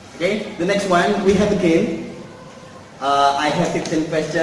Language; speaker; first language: English; non-native, learner; Indonesian